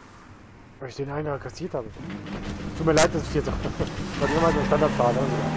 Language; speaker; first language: German; native; German